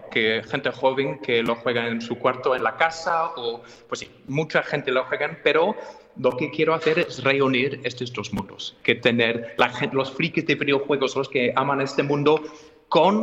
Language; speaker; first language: Spanish; non-native, fluent; English